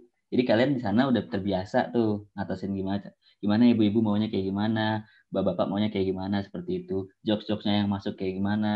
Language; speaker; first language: Indonesian; native; Indonesian